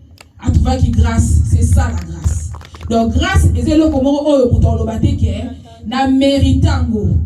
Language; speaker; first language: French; non-native, local second language; Lingala